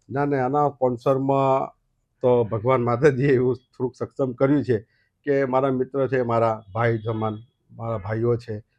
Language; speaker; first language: Gujarati; native; Gujarati